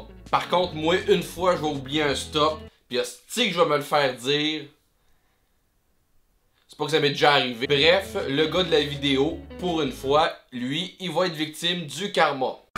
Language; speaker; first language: French; native; French